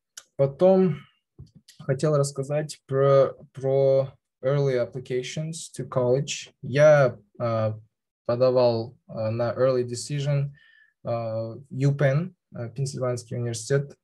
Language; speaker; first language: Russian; non-native, local second language; Kazakh